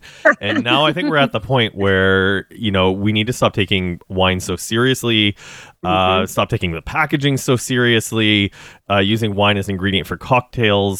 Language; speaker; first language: English; native; English